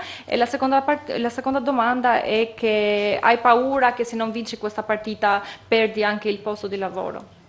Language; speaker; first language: Italian; non-native, fluent; Albanian